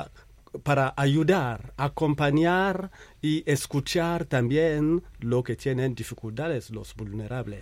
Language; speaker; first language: Spanish; non-native, fluent; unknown